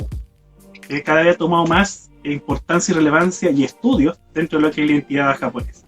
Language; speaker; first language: Spanish; native; Spanish